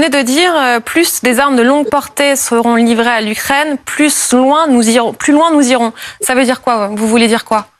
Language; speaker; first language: French; native; French